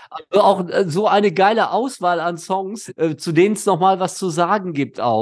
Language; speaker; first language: German; native; German